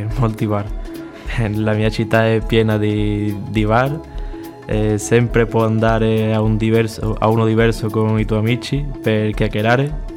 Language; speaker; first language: Italian; non-native, learner; Spanish